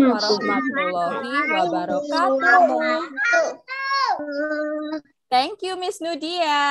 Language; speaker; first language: English; non-native, local second language; Indonesian